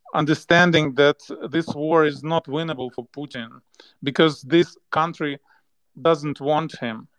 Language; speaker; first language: English; non-native, fluent; Ukrainian